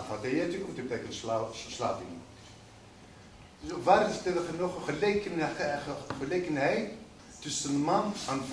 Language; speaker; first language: Dutch; non-native, fluent; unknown